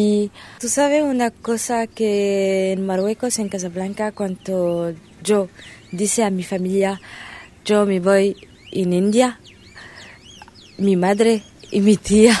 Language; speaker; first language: Spanish; non-native, learner; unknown